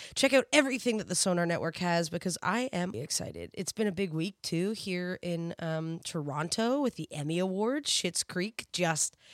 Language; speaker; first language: English; native; English